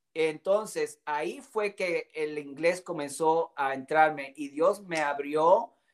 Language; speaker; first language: Spanish; native; Spanish